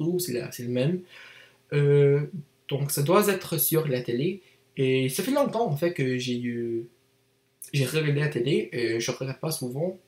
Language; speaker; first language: French; non-native, learner; English